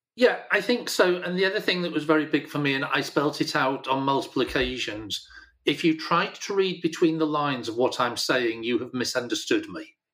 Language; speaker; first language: English; native; English